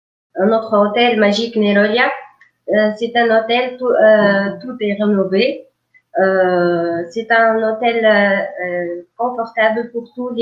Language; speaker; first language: French; non-native, local second language; Arabic